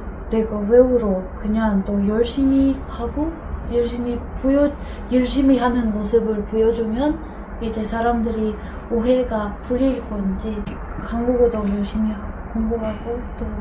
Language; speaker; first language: Korean; non-native, fluent; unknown